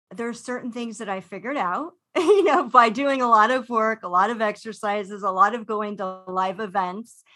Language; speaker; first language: English; native; English